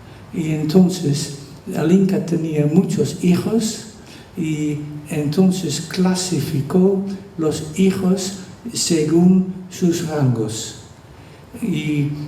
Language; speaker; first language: Spanish; non-native, fluent; Dutch